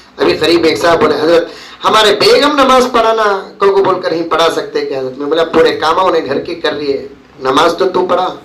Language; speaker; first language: Urdu; native; Urdu